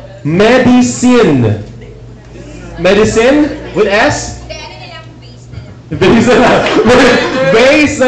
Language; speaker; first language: English; non-native, local second language; Filipino